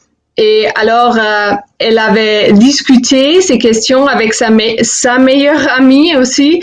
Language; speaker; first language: French; non-native, fluent; German